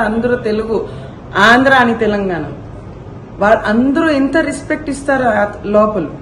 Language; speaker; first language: Telugu; non-native, fluent; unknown